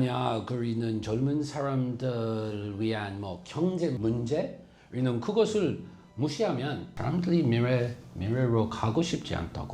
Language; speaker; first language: Korean; non-native, fluent; English